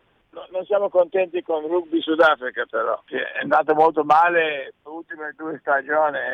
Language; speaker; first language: Italian; early bilingual, heritage; English